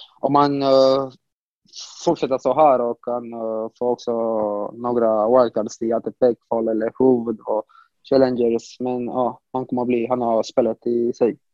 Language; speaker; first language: Swedish; non-native, fluent; Romanian